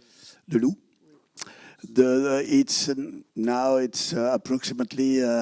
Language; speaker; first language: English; non-native, learner; French